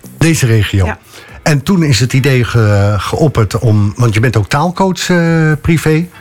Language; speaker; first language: Dutch; native; Dutch